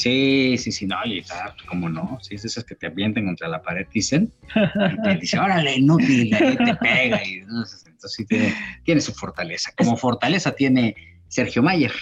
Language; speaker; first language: Spanish; native; Spanish